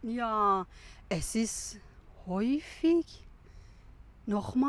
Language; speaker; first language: German; non-native, fluent; Persian